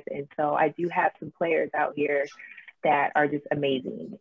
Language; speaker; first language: English; native; English